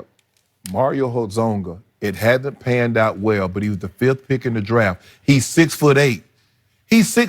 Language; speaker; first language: English; native; English